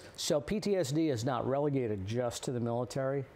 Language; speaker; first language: English; native; English